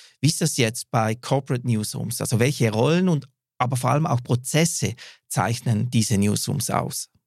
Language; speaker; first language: German; native; German